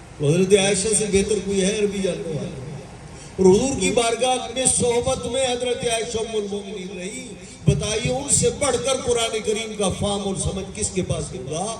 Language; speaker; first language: Urdu; non-native, local second language; Sindhi